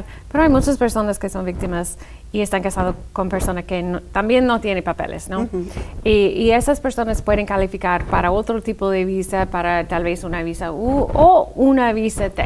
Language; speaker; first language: Spanish; non-native, fluent; English